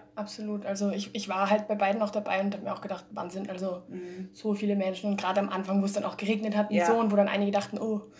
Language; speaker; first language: German; early bilingual, heritage; German